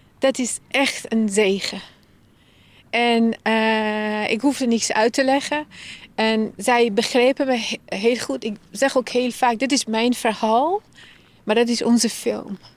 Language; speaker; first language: Dutch; non-native, fluent; Persian